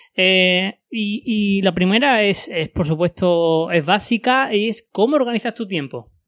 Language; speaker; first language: Spanish; native; Spanish